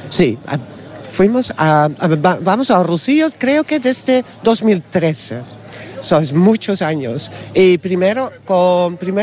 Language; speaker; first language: Spanish; non-native, learner; Dutch